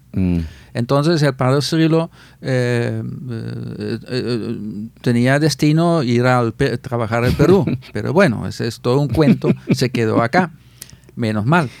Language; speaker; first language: Spanish; non-native, fluent; Dutch